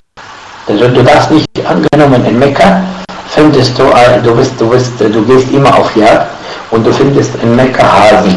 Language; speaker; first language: German; non-native, fluent; Arabic